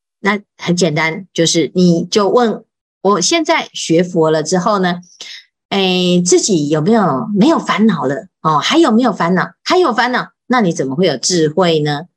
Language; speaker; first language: Chinese; native; Chinese